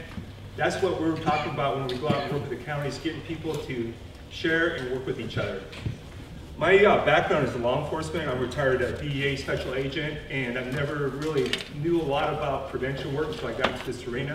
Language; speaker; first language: English; native; English